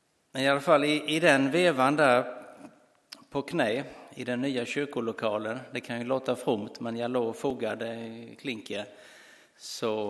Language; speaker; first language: Swedish; native; Swedish